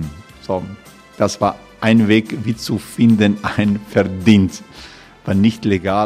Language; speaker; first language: German; non-native, learner; Croatian